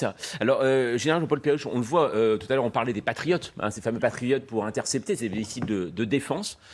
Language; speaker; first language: French; native; French